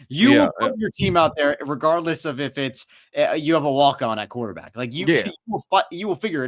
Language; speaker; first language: English; native; English